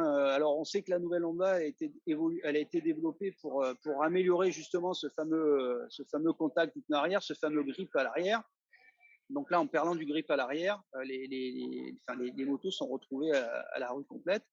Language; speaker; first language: French; native; French